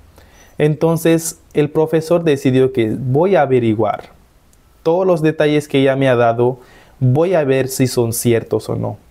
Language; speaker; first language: Spanish; non-native, fluent; Hindi